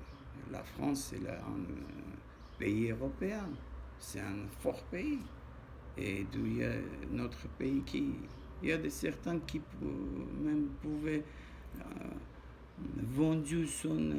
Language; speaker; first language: French; non-native, learner; Armenian